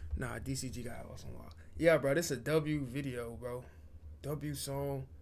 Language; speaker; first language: English; native; English